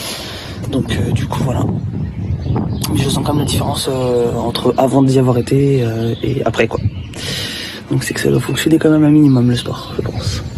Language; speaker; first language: French; native; French